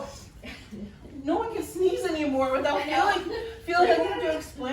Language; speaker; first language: English; native; English